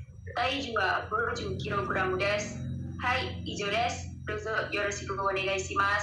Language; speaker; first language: Japanese; non-native, learner; Indonesian